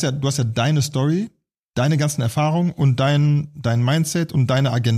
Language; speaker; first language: German; native; German